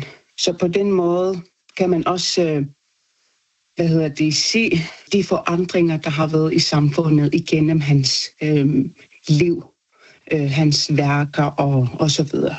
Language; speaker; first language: Danish; non-native, local second language; Kalaallisut